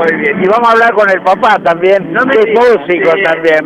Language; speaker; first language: Spanish; native; Spanish